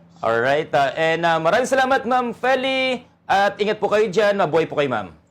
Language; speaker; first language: Filipino; non-native, local second language; Pangasinan